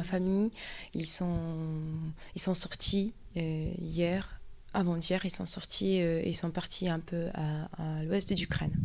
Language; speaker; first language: French; non-native, learner; Ukrainian